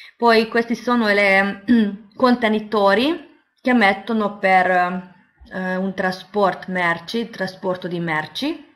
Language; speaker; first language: Italian; non-native, fluent; Hungarian